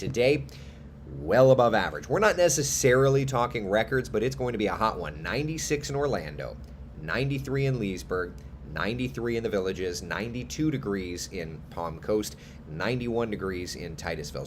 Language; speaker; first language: English; native; English